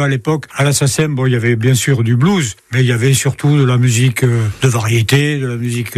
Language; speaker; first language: French; native; French